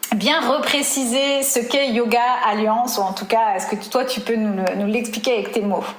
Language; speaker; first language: French; native; French